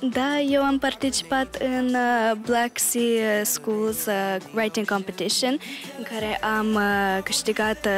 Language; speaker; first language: Romanian; early bilingual, heritage; Romanian